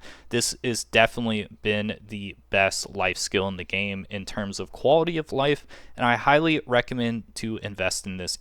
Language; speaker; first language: English; native; English